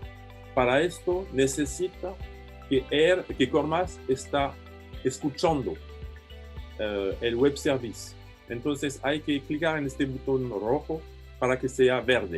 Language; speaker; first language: Spanish; non-native, fluent; French